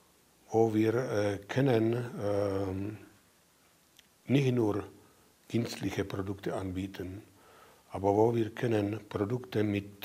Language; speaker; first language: German; non-native, fluent; Czech